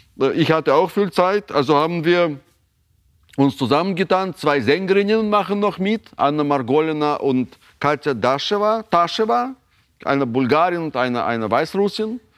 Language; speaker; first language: German; non-native, fluent; Russian